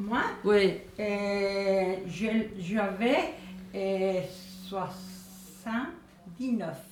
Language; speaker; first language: French; non-native, learner; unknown